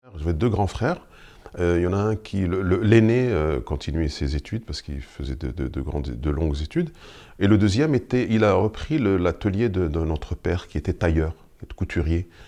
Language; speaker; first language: French; non-native, local second language; Arabic